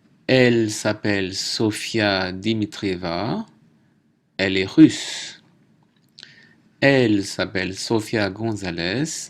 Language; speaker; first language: French; native; French